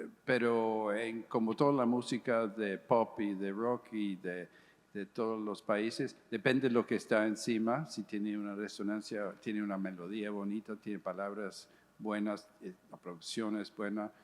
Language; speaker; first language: Spanish; early bilingual, heritage; English